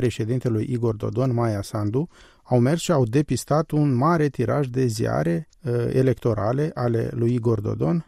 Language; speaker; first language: Romanian; native; Romanian